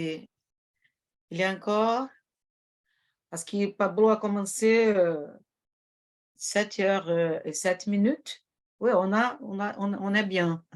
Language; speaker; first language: French; non-native, fluent; Portuguese